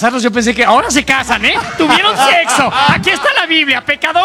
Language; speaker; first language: Spanish; native; Spanish